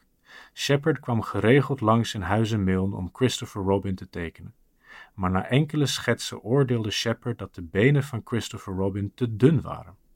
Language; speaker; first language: Dutch; native; Dutch